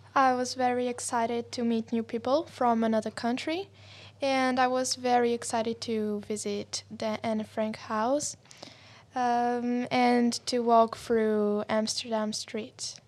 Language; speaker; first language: English; non-native, learner; Portuguese